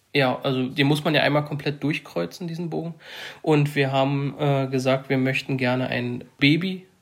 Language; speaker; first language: German; native; German